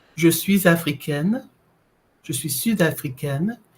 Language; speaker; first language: French; non-native, fluent; English